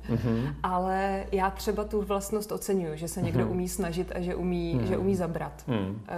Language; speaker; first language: Czech; native; Czech